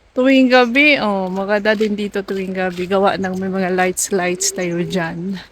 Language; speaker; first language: Filipino; non-native, local second language; Cebuano